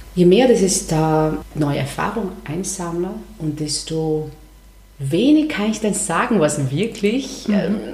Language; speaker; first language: German; non-native, fluent; Chinese